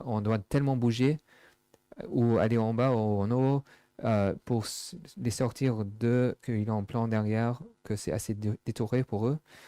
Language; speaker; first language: French; non-native, fluent; English